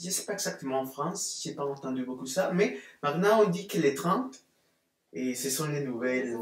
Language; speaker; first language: French; non-native, fluent; Spanish